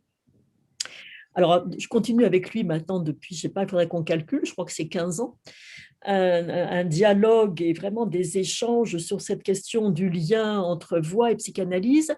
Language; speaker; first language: French; native; French